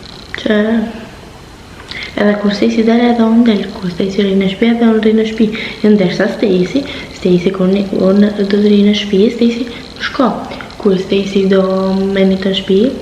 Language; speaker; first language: Albanian; early bilingual, heritage; Albanian